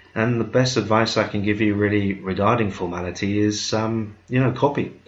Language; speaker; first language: English; native; English